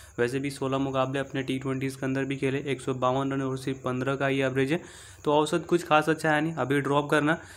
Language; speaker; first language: Hindi; native; Hindi